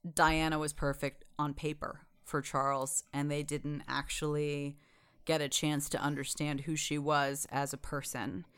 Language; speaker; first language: English; native; English